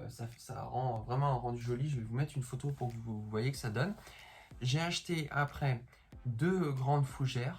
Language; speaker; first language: French; native; French